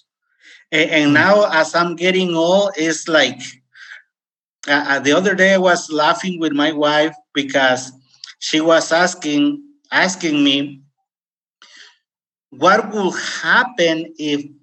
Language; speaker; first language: English; non-native, fluent; Spanish